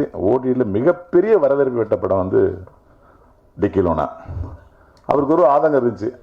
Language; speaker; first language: Tamil; native; Tamil